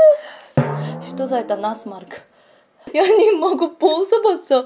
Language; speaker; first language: Russian; non-native, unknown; Korean